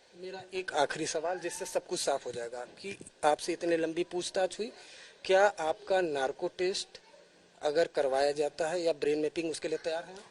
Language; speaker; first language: Hindi; native; Hindi